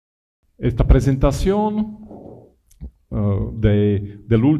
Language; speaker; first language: Spanish; non-native, fluent; Italian